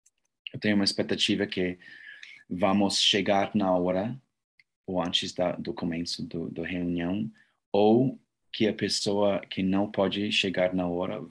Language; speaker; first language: Portuguese; non-native, learner; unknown